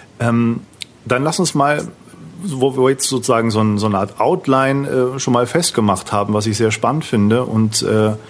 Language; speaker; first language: German; native; German